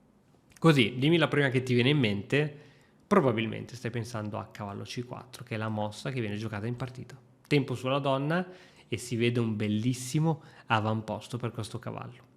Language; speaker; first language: Italian; native; Italian